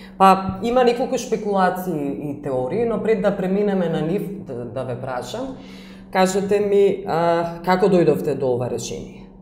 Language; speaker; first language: Macedonian; native; Macedonian